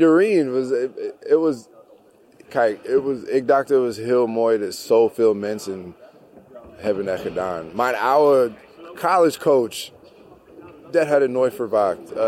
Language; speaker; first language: Dutch; non-native, learner; English